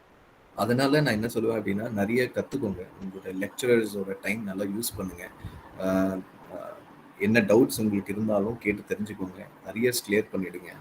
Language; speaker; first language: Tamil; native; Tamil